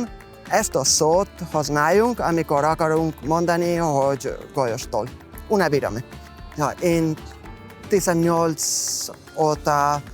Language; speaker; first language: Hungarian; non-native, fluent; Spanish